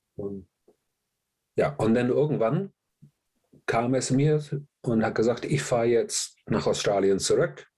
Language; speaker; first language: German; non-native, fluent; English